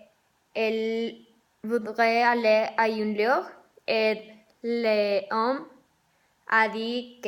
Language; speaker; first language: French; non-native, learner; Spanish